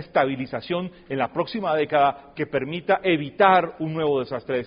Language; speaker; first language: Spanish; native; Spanish